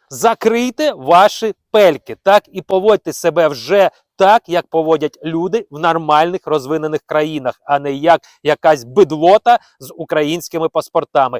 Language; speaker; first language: Ukrainian; non-native, local second language; Russian